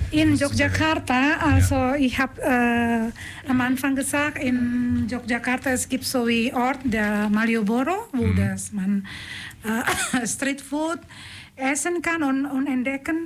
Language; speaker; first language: German; non-native, learner; Indonesian